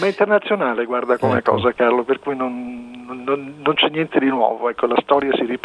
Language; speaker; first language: Italian; native; Italian